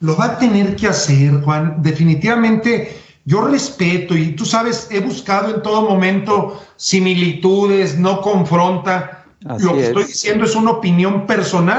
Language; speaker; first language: Spanish; native; Spanish